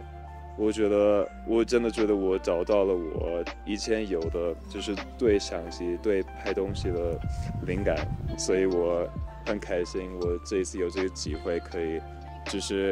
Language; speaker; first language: Chinese; non-native, fluent; English